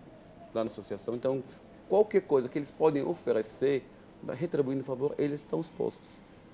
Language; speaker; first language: Portuguese; non-native, fluent; Arabic